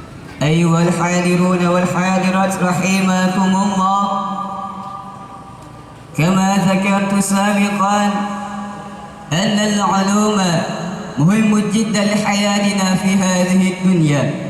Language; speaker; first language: Arabic; non-native, learner; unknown